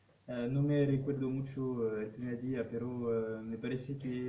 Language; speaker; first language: Spanish; non-native, fluent; French